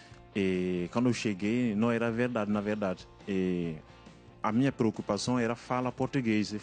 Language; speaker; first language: Portuguese; non-native, fluent; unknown